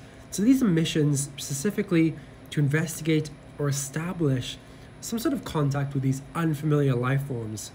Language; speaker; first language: English; native; English